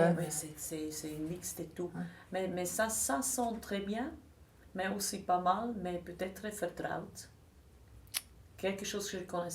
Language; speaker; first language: French; non-native, local second language; German